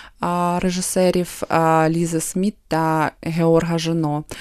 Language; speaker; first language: Ukrainian; non-native, local second language; Russian